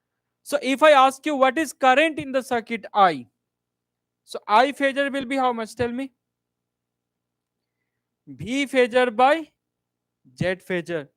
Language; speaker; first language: English; non-native, local second language; Hindi